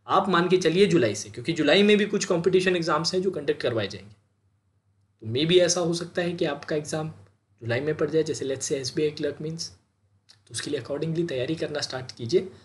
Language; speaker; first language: Hindi; native; Hindi